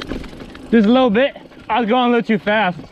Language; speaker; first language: English; native; English